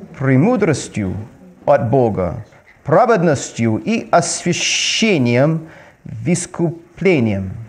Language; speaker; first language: Russian; non-native, learner; English